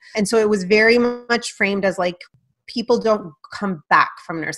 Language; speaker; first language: English; non-native, fluent; Punjabi